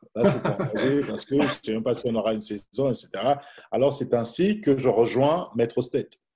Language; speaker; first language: French; non-native, local second language; Lingala